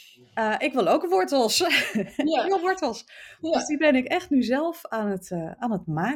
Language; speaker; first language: Dutch; native; Dutch